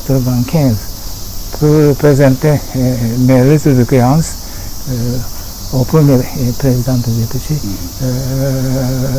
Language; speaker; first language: French; non-native, fluent; Japanese